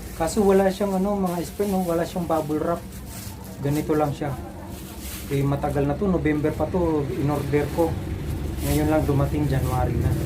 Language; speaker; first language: Filipino; non-native, local second language; Cebuano